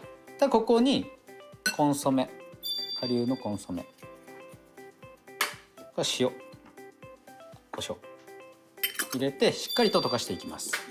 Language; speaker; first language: Japanese; native; Japanese